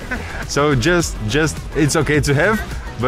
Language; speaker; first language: English; non-native, learner; Russian